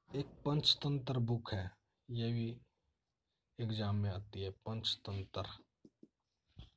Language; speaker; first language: Hindi; native; Hindi